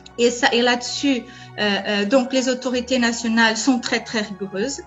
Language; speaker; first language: French; non-native, fluent; Portuguese